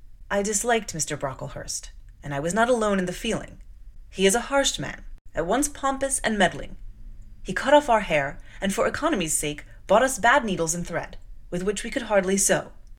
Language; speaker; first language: English; native; English